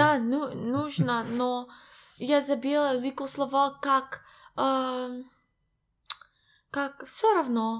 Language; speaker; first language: Russian; non-native, learner; English